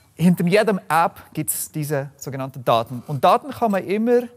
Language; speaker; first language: German; non-native, fluent; English